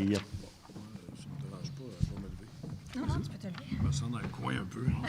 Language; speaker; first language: French; native; French